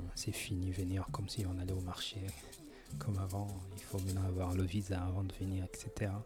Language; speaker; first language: French; native; French